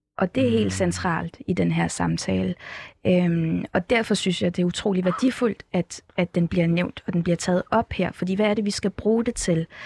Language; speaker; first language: Danish; early bilingual, other home language; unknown